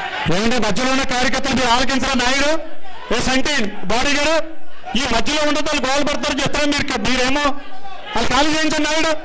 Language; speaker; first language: Telugu; native; Telugu